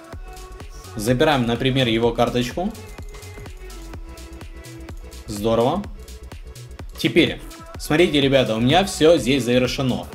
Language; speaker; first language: Russian; native; Russian